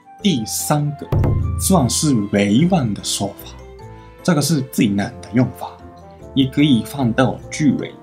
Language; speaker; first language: Chinese; non-native, fluent; Japanese